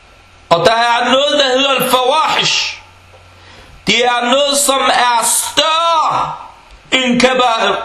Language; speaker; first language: Danish; non-native, fluent; Arabic